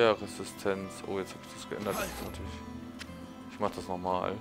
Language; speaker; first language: German; native; German